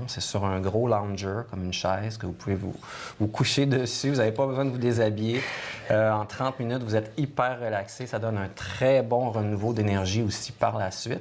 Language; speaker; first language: French; native; French